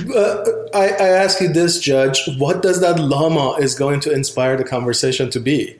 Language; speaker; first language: English; non-native, fluent; Persian